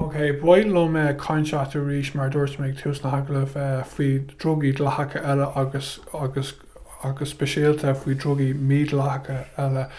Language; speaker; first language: Irish; non-native, local second language; English